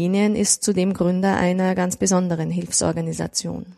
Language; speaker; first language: German; native; German